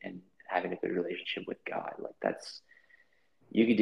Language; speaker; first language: English; native; English